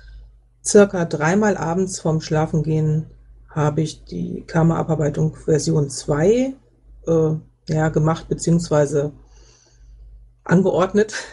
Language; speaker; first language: German; native; German